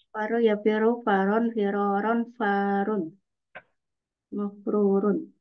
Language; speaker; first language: Arabic; non-native, learner; Indonesian